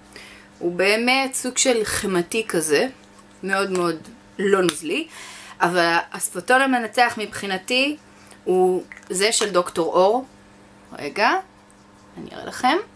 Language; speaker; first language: Hebrew; native; Hebrew